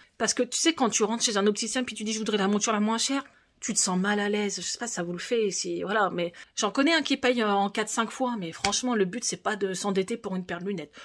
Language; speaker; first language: French; native; French